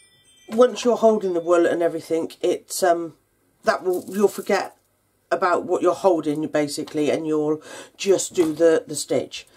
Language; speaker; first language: English; native; English